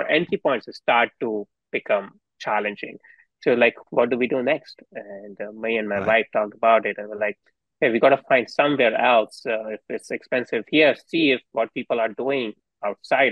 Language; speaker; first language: English; non-native, local second language; Hindi